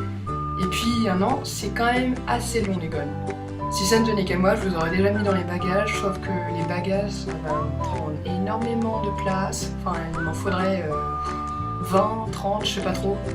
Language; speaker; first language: French; native; French